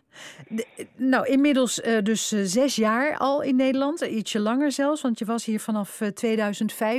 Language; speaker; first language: Dutch; native; Dutch